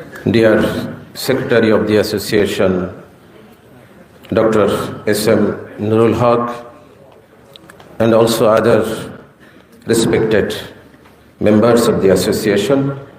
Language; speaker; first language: English; non-native, local second language; Bangla